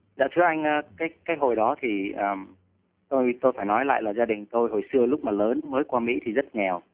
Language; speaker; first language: Vietnamese; early bilingual, heritage; Vietnamese